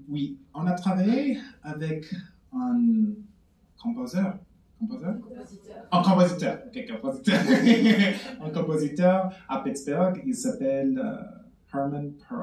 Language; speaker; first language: French; non-native, fluent; English